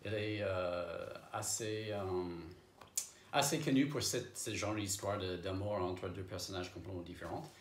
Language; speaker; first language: French; non-native, fluent; English